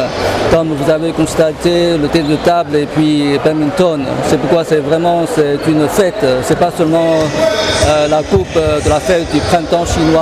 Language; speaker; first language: French; non-native, fluent; Chinese